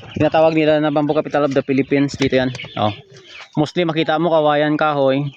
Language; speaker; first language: Filipino; non-native, local second language; Hiligaynon